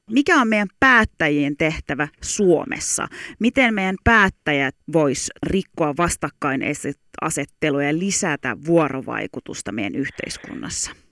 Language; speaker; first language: Finnish; early bilingual, other home language; Turkish